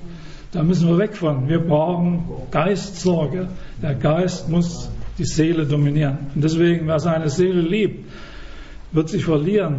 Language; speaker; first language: German; native; German